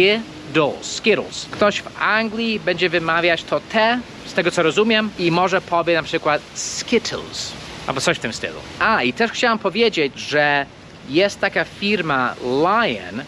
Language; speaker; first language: Polish; non-native, fluent; English